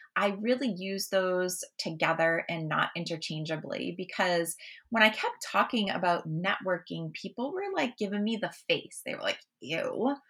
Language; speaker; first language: English; native; English